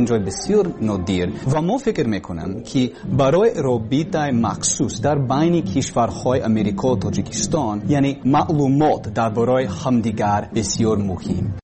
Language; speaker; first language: Persian; non-native, learner; English